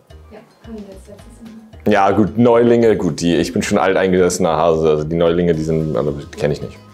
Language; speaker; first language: German; native; German